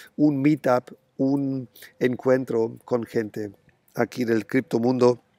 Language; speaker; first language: Spanish; non-native, fluent; German